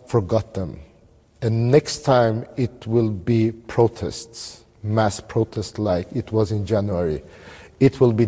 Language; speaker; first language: English; non-native, fluent; Armenian